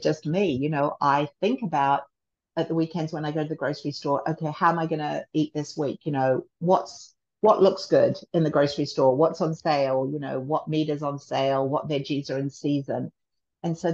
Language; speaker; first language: English; native; English